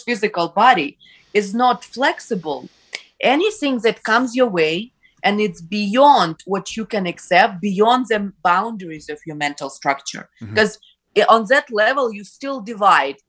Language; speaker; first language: English; non-native, fluent; Ukrainian